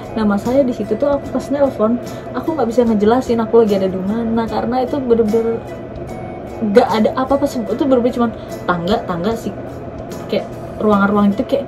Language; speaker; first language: Indonesian; native; Indonesian